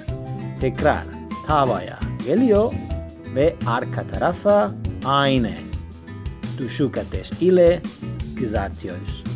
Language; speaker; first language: Turkish; non-native, learner; Spanish